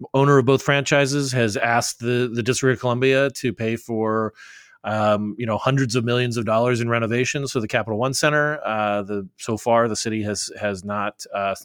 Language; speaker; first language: English; native; English